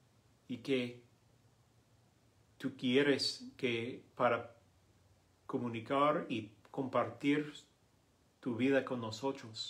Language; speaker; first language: Spanish; non-native, learner; English